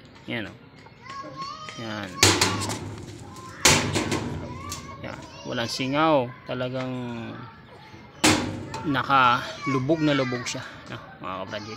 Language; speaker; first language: Filipino; native; Filipino